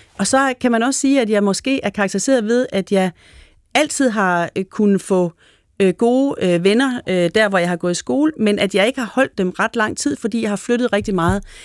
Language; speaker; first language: Danish; native; Danish